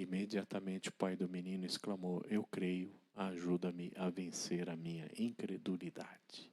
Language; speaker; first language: Portuguese; native; Portuguese